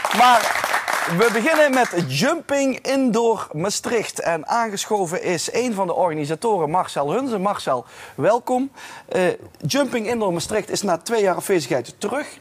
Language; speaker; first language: Dutch; native; Dutch